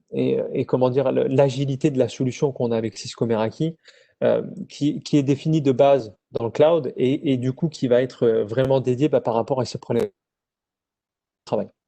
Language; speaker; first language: French; native; French